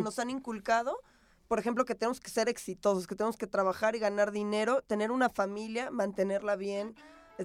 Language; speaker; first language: Spanish; native; Spanish